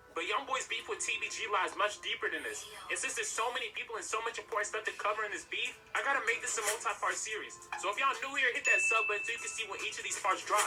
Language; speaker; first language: English; native; English